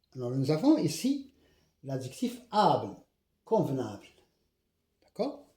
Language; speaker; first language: French; non-native, local second language; Arabic